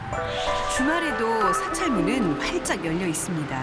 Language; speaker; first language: Korean; native; Korean